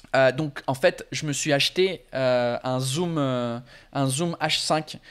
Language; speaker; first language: French; non-native, fluent; English